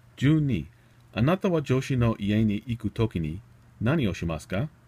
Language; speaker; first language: Japanese; non-native, learner; English